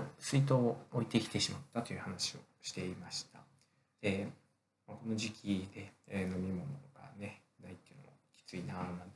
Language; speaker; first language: Japanese; native; Japanese